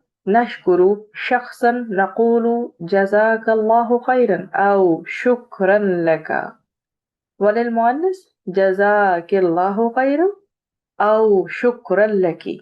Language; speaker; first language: Arabic; non-native, fluent; Urdu